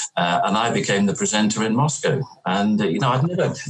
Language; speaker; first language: English; native; English